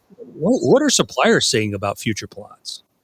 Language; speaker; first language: English; native; English